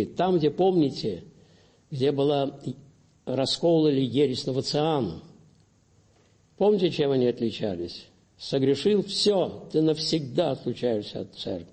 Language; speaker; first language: Russian; native; Russian